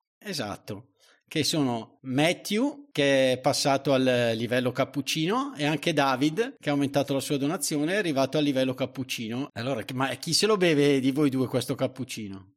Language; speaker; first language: Italian; native; Italian